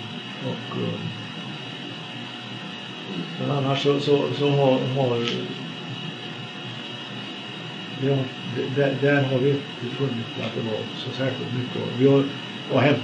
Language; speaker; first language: Swedish; native; Swedish